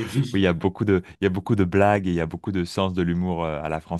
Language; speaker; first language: French; native; French